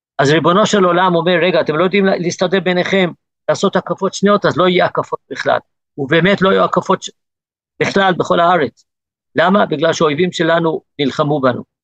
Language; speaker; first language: Hebrew; early bilingual, other home language; English